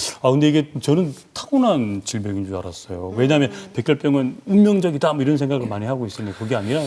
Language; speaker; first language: Korean; native; Korean